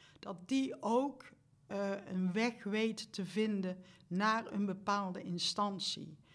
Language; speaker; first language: Dutch; native; Dutch